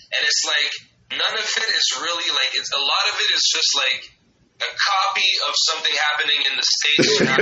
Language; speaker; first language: English; non-native, fluent; French